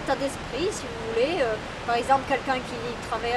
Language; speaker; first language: French; native; French